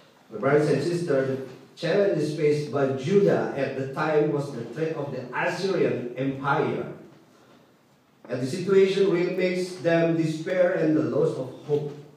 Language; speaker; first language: English; non-native, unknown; Indonesian